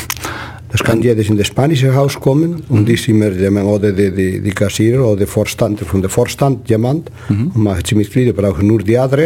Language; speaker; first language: German; non-native, learner; Spanish